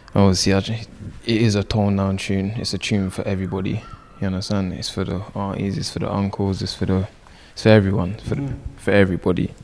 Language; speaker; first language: English; native; English